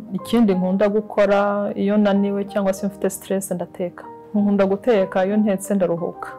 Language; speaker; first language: Kinyarwanda; early bilingual, heritage; Kinyarwanda